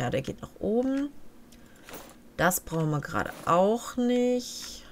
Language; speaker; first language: German; native; German